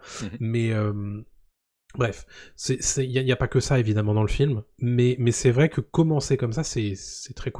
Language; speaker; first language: French; native; French